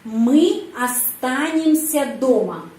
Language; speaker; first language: Russian; non-native, fluent; Indonesian